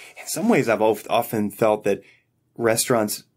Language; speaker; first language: English; native; English